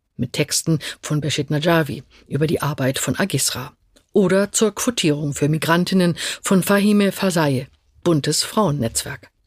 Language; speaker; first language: German; native; German